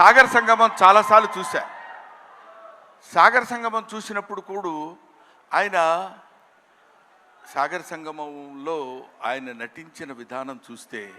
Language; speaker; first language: Telugu; native; Telugu